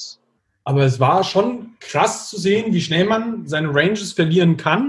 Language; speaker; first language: German; native; German